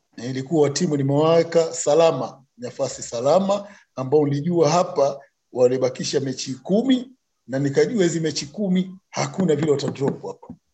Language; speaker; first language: Swahili; non-native, local second language; Luyia